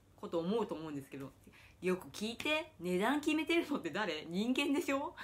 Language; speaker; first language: Japanese; native; Japanese